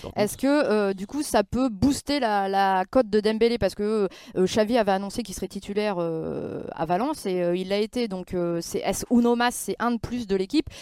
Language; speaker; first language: French; native; French